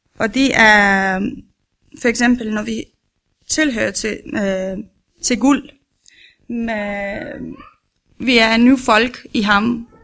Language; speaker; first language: Danish; non-native, learner; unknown